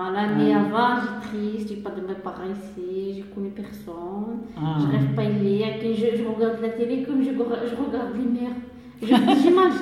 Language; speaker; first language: French; non-native, learner; Arabic